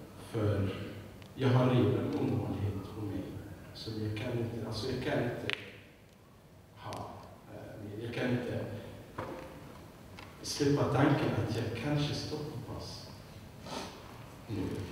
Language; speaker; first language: Swedish; non-native, fluent; Arabic